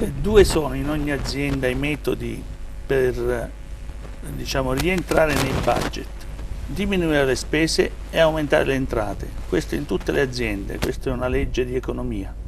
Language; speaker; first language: Italian; native; Italian